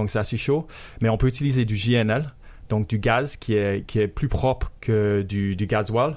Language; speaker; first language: French; non-native, fluent; English